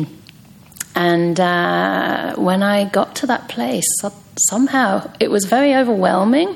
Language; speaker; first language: English; native; English